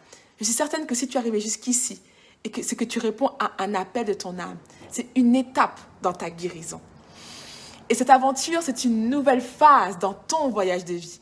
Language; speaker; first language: French; native; French